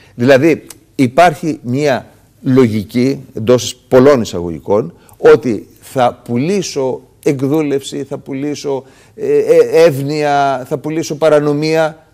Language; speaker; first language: Greek; native; Greek